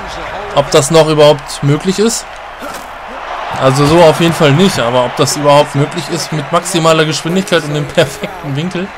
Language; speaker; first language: German; native; German